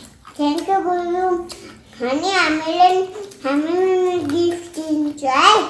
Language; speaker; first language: Nepali; early bilingual, heritage; Nepali